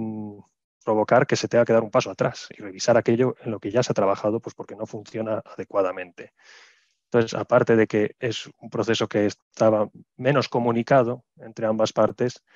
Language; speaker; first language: Spanish; native; Spanish